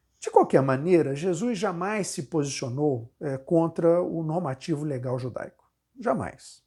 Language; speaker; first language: Portuguese; native; Portuguese